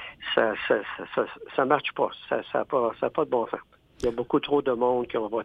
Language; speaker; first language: French; native; French